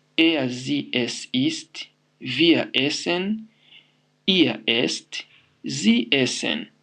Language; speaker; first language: German; non-native, fluent; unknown